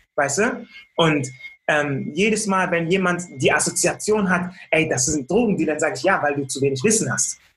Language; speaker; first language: German; early bilingual, other home language; Akan